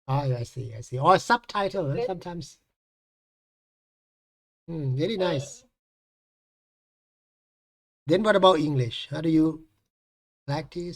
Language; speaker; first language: English; non-native, fluent; Thai